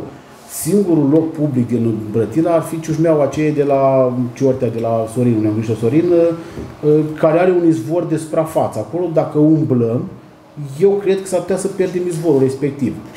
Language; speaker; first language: Romanian; native; Romanian